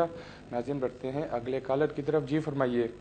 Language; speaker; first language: Urdu; native; Urdu